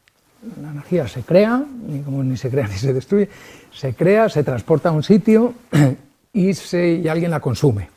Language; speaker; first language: Spanish; native; Spanish